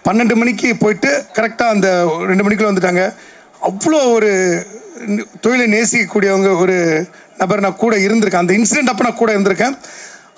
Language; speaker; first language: Tamil; native; Tamil